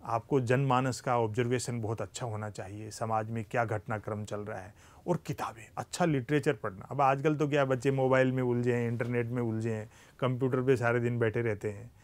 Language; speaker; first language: Hindi; native; Hindi